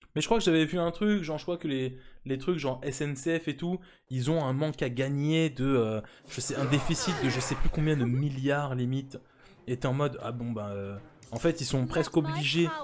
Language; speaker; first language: French; native; French